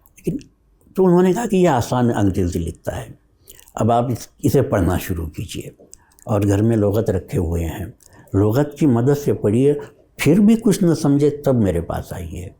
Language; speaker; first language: Urdu; native; Urdu